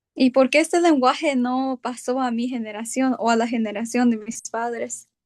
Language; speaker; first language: Spanish; early bilingual, heritage; Spanish